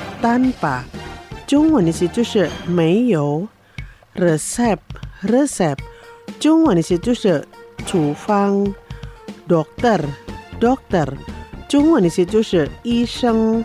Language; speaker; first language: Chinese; non-native, fluent; Indonesian